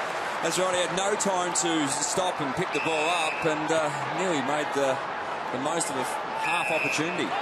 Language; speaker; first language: English; native; English